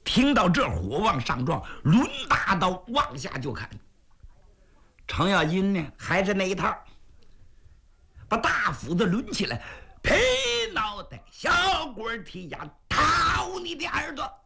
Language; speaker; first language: Chinese; native; Chinese